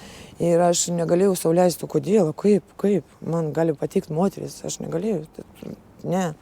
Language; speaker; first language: Lithuanian; early bilingual, other home language; Russian